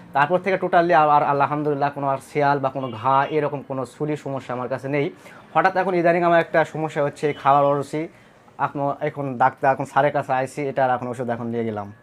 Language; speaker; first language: Bangla; native; Bangla